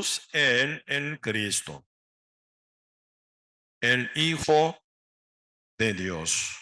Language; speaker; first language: Spanish; non-native, learner; Korean